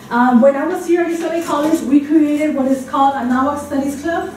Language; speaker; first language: English; native; English